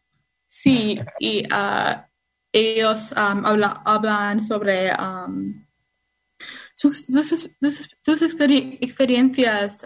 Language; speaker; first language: Spanish; non-native, learner; English